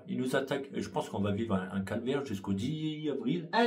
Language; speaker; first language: French; native; French